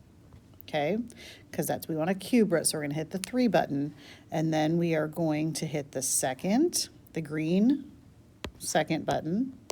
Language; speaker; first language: English; native; English